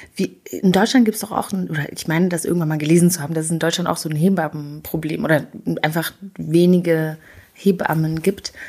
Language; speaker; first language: German; early bilingual, other home language; Kinyarwanda